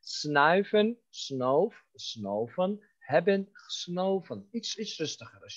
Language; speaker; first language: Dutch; non-native, fluent; Turkish